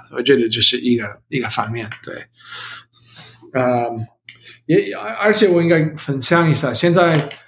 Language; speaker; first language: Chinese; non-native, learner; English